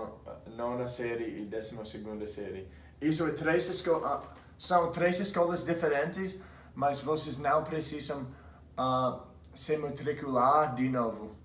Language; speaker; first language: Portuguese; non-native, fluent; English